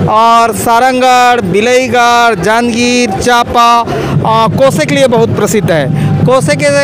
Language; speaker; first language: Hindi; native; Hindi